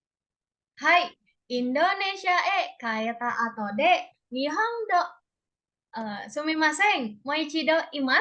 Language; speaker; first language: Japanese; non-native, learner; Indonesian